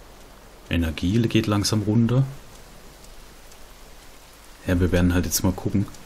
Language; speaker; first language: German; native; German